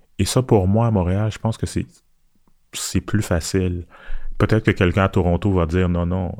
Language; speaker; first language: French; early bilingual, other home language; Haitian Creole